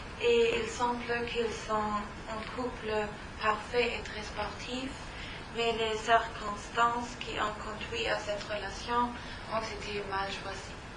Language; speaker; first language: French; non-native, learner; German